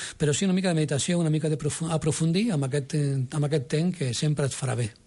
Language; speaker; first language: Catalan; non-native, local second language; Spanish